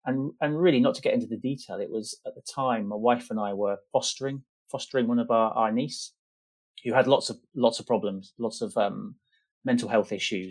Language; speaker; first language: English; native; English